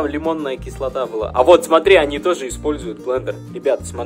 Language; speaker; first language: Russian; native; Russian